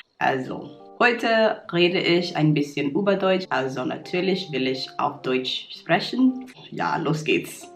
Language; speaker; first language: German; non-native, fluent; English